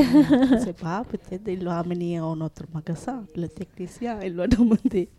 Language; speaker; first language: French; non-native, learner; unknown